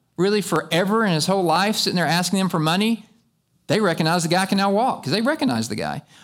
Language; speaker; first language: English; native; English